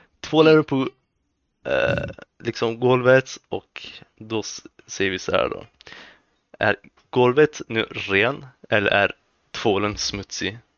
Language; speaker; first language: Swedish; early bilingual, other home language; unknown